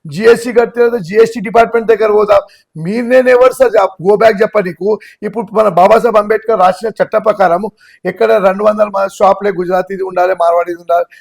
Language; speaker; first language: Telugu; non-native, local second language; Gujarati